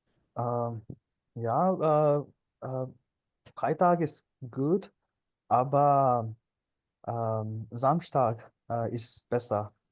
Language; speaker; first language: German; non-native, learner; Punjabi